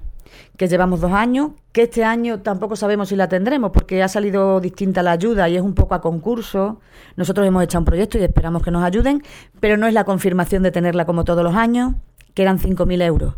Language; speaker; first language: Spanish; native; Spanish